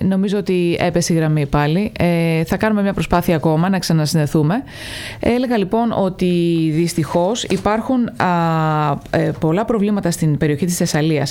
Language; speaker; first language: Greek; native; Greek